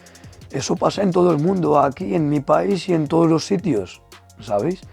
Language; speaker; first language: Spanish; non-native, fluent; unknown